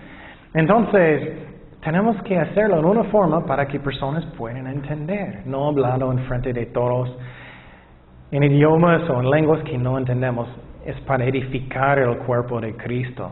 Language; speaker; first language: Spanish; non-native, fluent; English